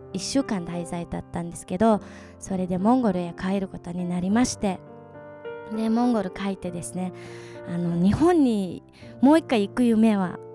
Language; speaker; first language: Japanese; non-native, fluent; Mongolian